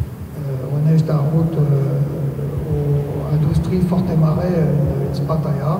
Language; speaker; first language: Romanian; non-native, learner; French